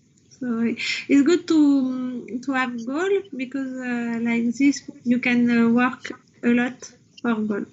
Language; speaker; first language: English; non-native, learner; French